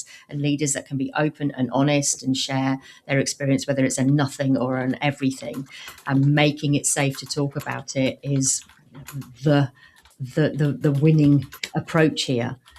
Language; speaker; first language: English; native; English